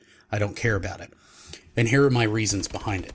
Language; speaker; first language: English; native; English